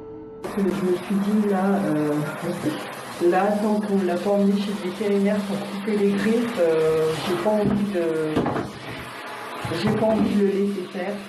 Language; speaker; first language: French; native; French